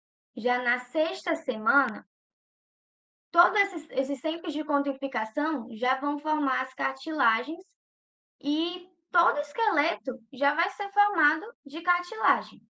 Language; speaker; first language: Portuguese; native; Portuguese